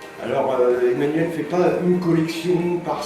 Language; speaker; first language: French; native; French